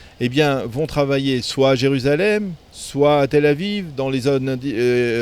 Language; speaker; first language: French; native; French